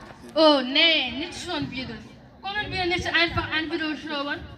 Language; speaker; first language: German; non-native, learner; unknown